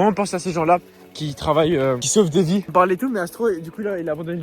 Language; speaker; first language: French; native; French